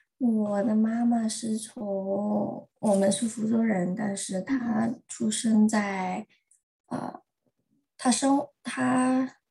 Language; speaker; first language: Chinese; early bilingual, heritage; Chinese